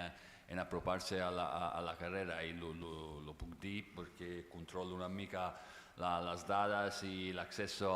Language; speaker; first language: Catalan; non-native, fluent; Italian